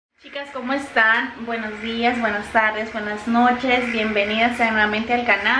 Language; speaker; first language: Spanish; native; Spanish